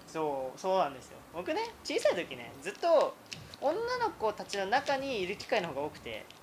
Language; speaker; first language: Japanese; native; Japanese